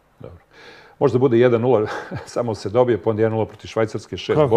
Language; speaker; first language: Serbian; native; Serbian